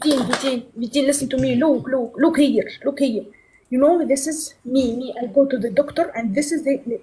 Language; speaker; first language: English; non-native, learner; Arabic